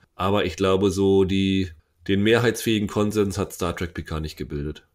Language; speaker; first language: German; native; German